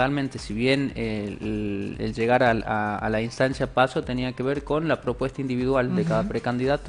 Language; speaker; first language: Spanish; native; Spanish